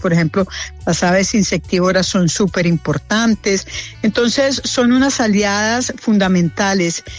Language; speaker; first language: Spanish; native; Spanish